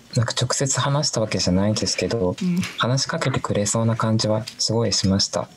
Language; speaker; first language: Japanese; native; Japanese